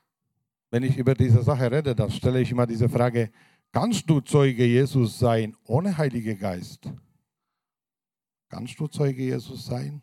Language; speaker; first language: German; non-native, fluent; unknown